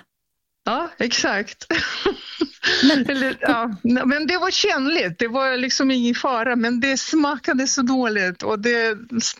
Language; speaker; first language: Swedish; non-native, fluent; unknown